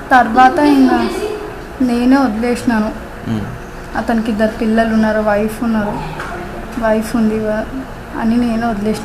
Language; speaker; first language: Telugu; native; Telugu